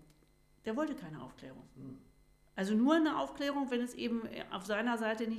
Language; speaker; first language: German; native; German